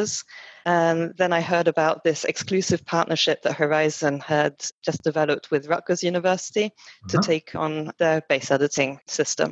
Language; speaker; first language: English; non-native, fluent; French